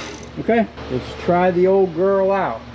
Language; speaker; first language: English; native; English